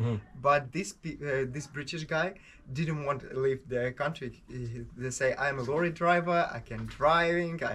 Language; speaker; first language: English; non-native, learner; Ukrainian